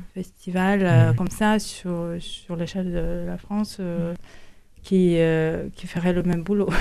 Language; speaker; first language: French; non-native, fluent; Latvian